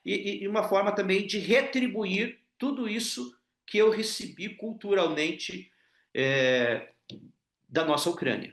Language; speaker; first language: Portuguese; non-native, local second language; Ukrainian